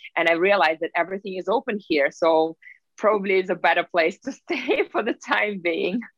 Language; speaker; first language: English; non-native, fluent; Russian